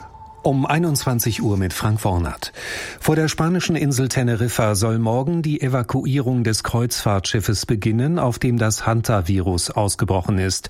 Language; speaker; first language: German; native; German